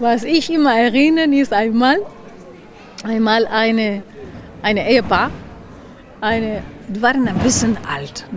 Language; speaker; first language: German; non-native, learner; Spanish